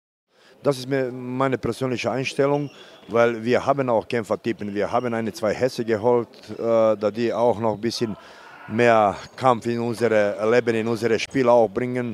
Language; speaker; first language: German; non-native, fluent; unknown